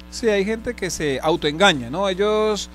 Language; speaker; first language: Spanish; native; Spanish